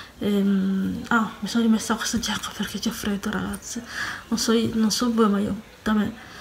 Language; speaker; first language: Italian; native; Italian